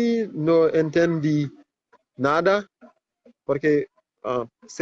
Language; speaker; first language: Spanish; non-native, fluent; Haitian Creole